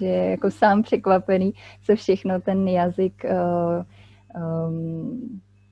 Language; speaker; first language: Czech; native; Czech